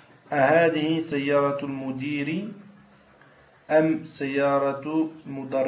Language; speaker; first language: Arabic; non-native, learner; French